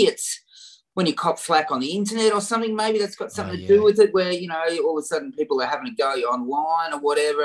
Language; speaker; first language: English; native; English